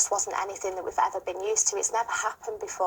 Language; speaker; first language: English; native; English